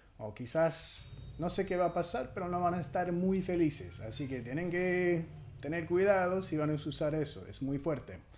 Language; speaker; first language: Spanish; non-native, fluent; English